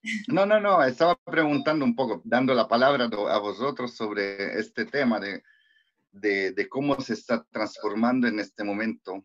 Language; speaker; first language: Spanish; non-native, fluent; Italian